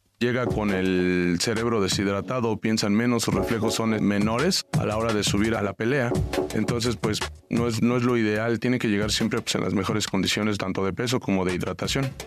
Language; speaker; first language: Spanish; native; Spanish